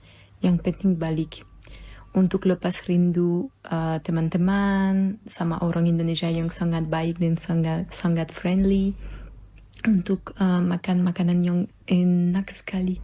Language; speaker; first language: Indonesian; non-native, fluent; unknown